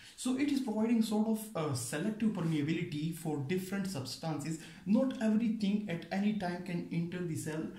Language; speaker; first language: English; non-native, local second language; Pashto